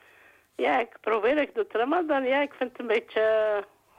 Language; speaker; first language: Dutch; non-native, learner; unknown